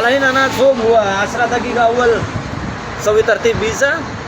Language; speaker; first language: Arabic; non-native, learner; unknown